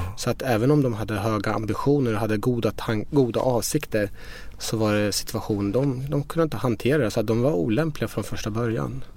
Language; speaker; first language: Swedish; early bilingual, other home language; Persian